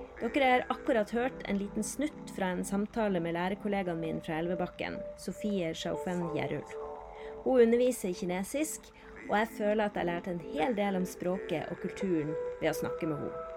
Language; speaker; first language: Norwegian; native; Norwegian